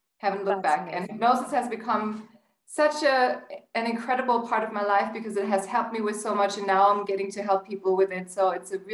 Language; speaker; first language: English; non-native, fluent; German